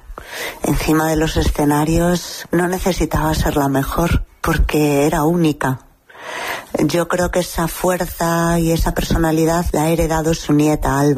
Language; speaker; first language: Spanish; native; Spanish